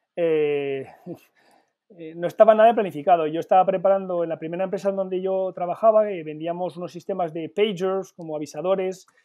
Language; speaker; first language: Spanish; early bilingual, heritage; Spanish